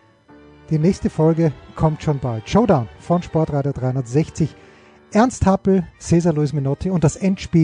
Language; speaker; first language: German; native; German